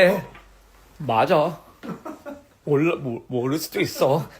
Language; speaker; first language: Korean; early bilingual, heritage; English